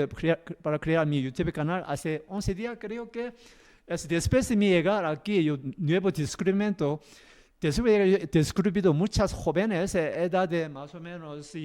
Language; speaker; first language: Spanish; non-native, learner; Korean